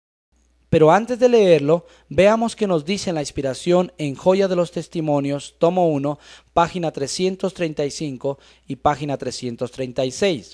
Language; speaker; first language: Spanish; native; Spanish